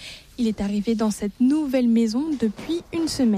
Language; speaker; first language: French; native; French